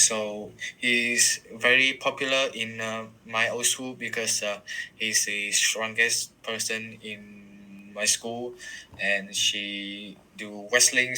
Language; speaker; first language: English; non-native, learner; Vietnamese